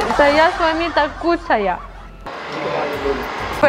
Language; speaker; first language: Indonesian; non-native, learner; Russian